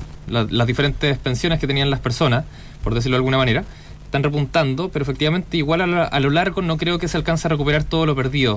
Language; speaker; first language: Spanish; native; Spanish